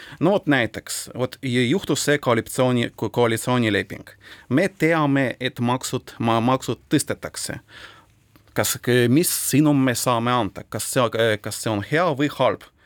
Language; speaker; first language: Estonian; non-native, local second language; Russian